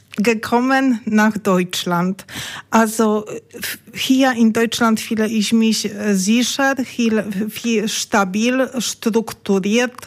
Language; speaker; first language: German; non-native, learner; Polish